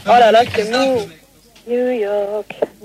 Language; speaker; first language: French; native; French